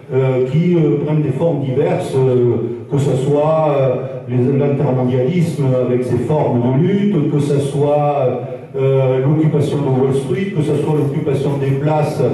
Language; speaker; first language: French; native; French